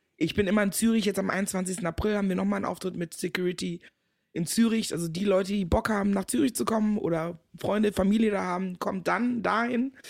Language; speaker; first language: German; early bilingual, other home language; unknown